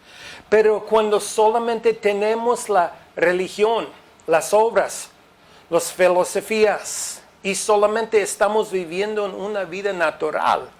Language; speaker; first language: Spanish; non-native, fluent; English